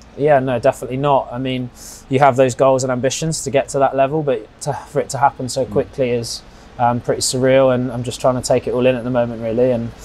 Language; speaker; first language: English; native; English